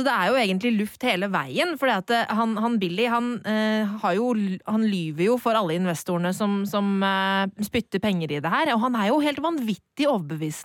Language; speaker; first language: Norwegian; native; Norwegian